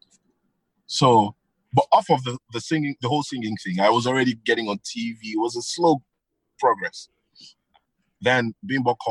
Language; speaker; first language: English; non-native, local second language; Hausa